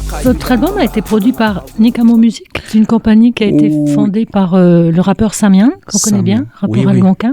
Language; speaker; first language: French; native; French